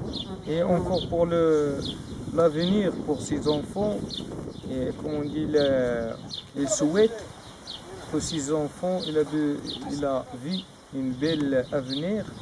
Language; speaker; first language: French; non-native, learner; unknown